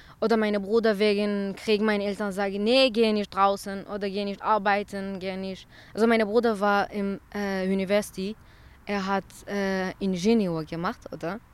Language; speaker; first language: German; non-native, learner; Central Kurdish